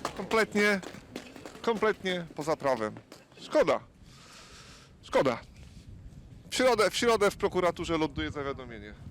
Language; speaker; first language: Polish; native; Polish